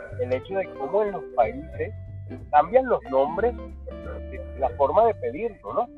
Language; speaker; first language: Spanish; early bilingual, other home language; Italian